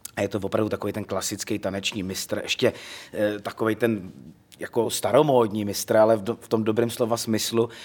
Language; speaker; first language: Czech; native; Czech